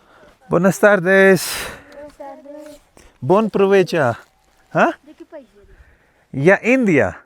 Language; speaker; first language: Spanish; non-native, learner; Hindi